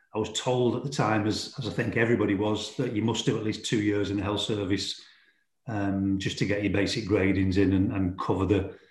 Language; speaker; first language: English; native; English